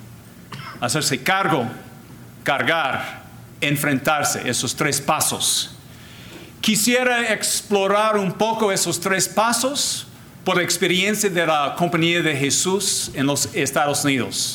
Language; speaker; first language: Spanish; non-native, fluent; English